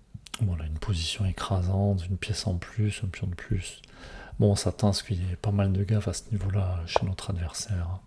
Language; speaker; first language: French; native; French